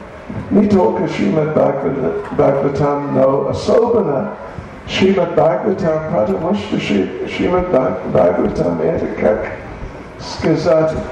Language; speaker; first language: Russian; non-native, learner; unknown